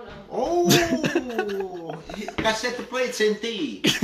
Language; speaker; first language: English; non-native, learner; Italian